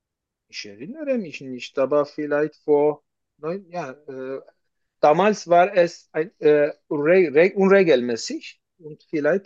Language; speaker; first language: German; non-native, learner; Turkish